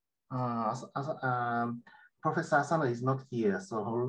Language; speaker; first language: English; non-native, learner; Japanese